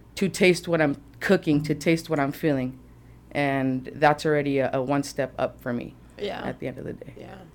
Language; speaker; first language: English; early bilingual, other home language; Spanish